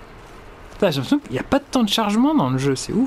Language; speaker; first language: French; native; French